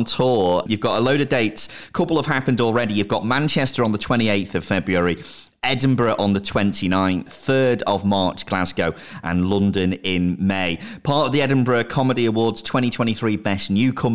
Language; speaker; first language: English; native; English